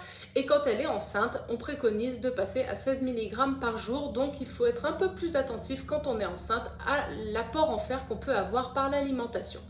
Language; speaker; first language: French; native; French